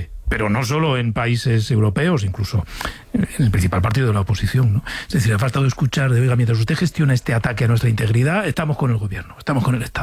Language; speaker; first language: Spanish; native; Spanish